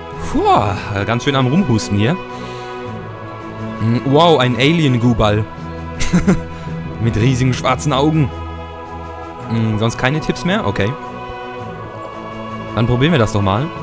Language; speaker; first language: German; native; German